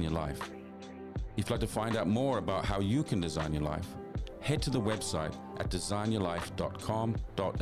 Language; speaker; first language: English; native; English